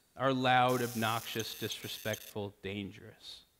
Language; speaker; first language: English; native; English